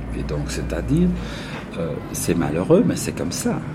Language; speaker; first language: French; non-native, fluent; Spanish